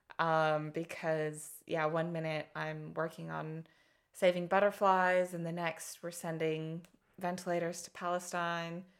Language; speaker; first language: English; native; English